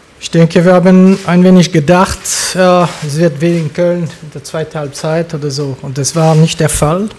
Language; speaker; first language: German; non-native, fluent; French